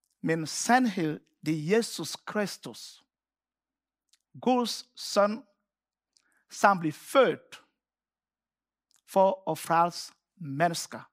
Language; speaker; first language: Danish; non-native, fluent; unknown